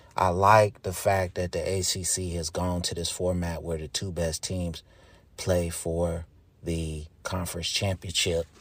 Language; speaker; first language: English; native; English